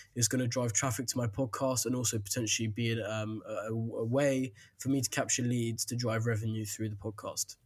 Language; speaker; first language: English; native; English